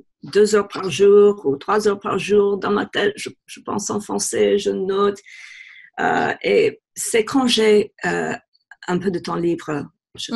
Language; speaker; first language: French; non-native, fluent; English